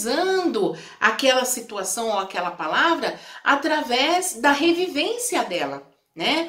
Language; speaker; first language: Portuguese; native; Portuguese